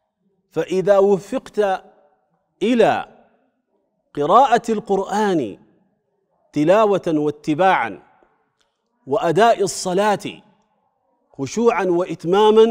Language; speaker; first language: Arabic; native; Arabic